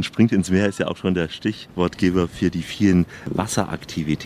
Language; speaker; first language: German; native; German